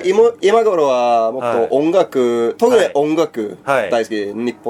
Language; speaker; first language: Japanese; non-native, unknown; Swedish